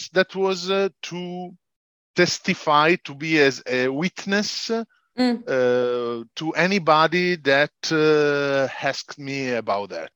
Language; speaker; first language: English; non-native, fluent; Italian